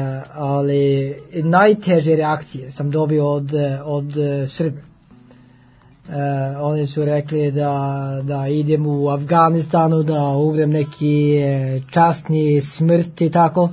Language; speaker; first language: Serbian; non-native, learner; Norwegian